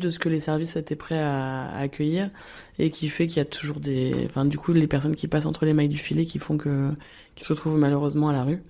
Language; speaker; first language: French; native; French